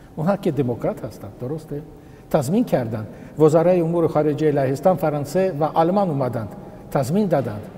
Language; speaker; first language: Persian; non-native, fluent; Russian